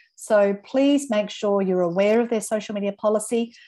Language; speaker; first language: English; native; English